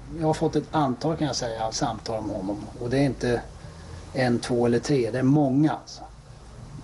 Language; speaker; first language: Swedish; native; Swedish